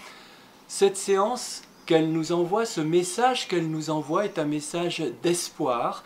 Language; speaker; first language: French; native; French